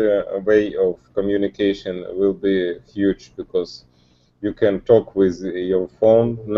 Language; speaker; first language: English; non-native, learner; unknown